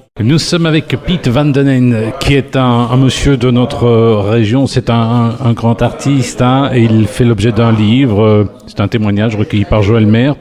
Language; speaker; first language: French; native; French